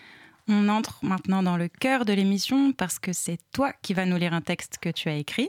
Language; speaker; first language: French; native; French